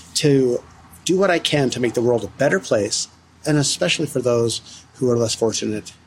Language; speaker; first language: English; early bilingual, other home language; Russian